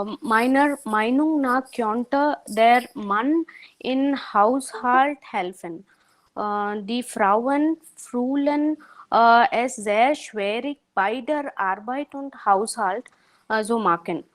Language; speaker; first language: German; non-native, learner; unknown